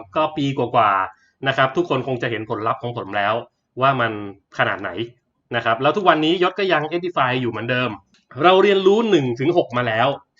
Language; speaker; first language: Thai; native; Thai